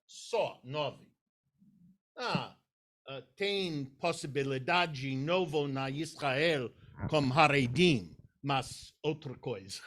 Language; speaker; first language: Portuguese; non-native, learner; English